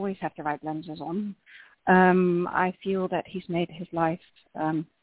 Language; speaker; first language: English; non-native, fluent; Dutch